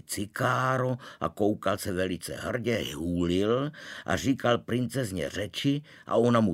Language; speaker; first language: Czech; native; Czech